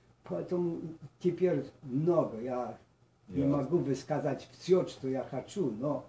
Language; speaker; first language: Russian; non-native, learner; Polish